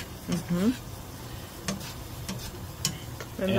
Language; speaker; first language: English; non-native, local second language; Bulgarian